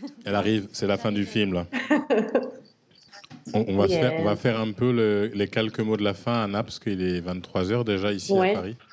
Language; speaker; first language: French; native; French